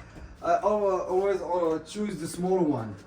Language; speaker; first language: English; non-native, fluent; Arabic